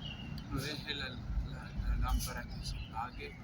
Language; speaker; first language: Spanish; non-native, fluent; English